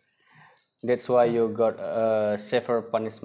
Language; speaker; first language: English; non-native, learner; Indonesian